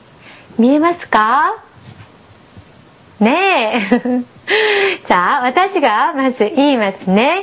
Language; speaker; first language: Japanese; non-native, fluent; Korean